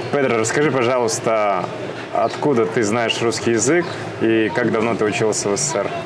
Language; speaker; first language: Russian; native; Russian